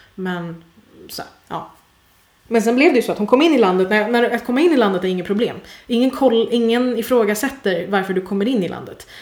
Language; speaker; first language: Swedish; early bilingual, other home language; Persian